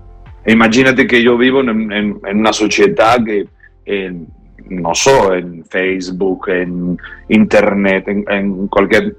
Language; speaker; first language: Italian; non-native, fluent; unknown